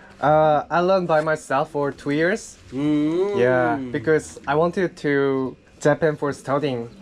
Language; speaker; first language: English; non-native, learner; Korean